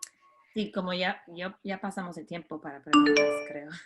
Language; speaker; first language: Spanish; non-native, fluent; English